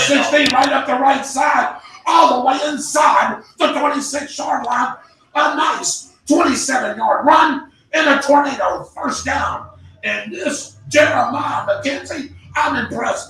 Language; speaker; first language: English; native; English